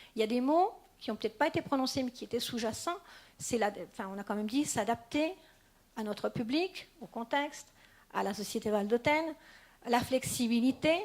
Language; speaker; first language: French; native; French